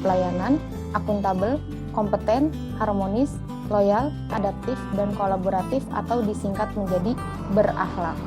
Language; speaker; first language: Indonesian; native; Indonesian